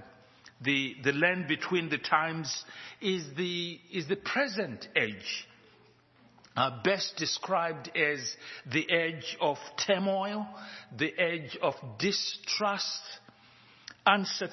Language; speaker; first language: English; non-native, local second language; Shona